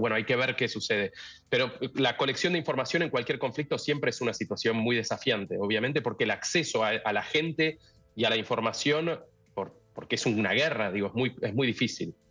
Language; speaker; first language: Spanish; native; Spanish